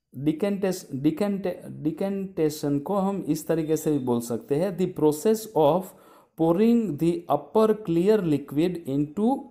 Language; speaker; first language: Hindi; non-native, local second language; Gujarati